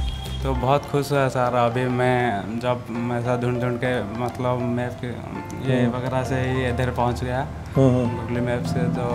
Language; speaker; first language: Hindi; non-native, local second language; Odia